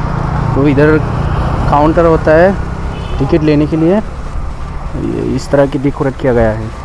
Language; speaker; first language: Hindi; non-native, local second language; Bodo